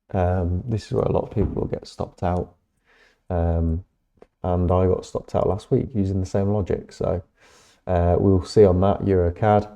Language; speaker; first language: English; native; English